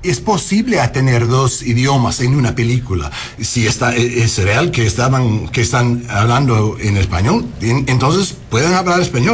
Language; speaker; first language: Spanish; non-native, learner; English